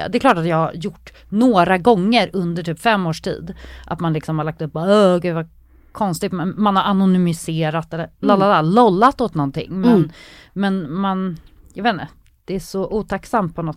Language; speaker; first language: Swedish; native; Swedish